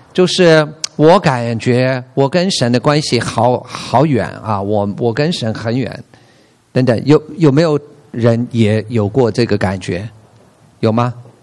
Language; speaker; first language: Chinese; non-native, fluent; English